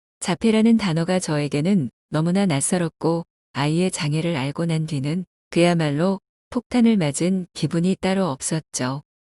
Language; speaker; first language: Korean; non-native, fluent; Chinese